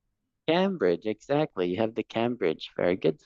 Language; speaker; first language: English; non-native, fluent; Spanish